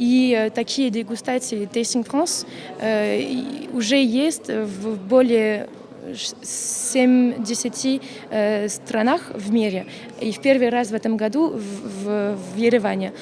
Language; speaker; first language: Russian; non-native, fluent; French